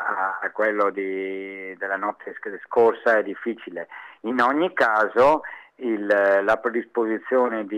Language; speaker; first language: Italian; native; Italian